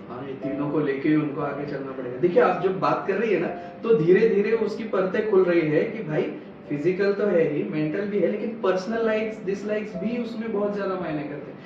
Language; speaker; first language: Hindi; non-native, local second language; Marathi